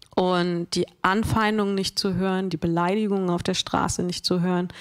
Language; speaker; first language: German; native; German